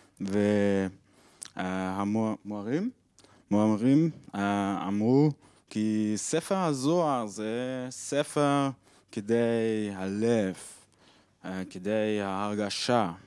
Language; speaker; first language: Hebrew; non-native, learner; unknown